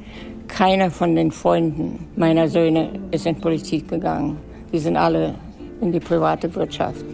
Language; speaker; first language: German; native; German